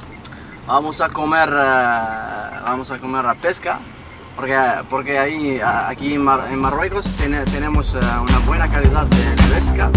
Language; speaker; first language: Spanish; non-native, learner; Arabic